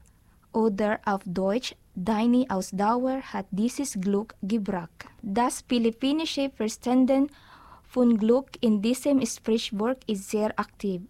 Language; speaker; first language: German; non-native, learner; Filipino